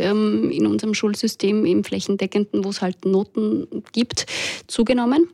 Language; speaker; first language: German; native; German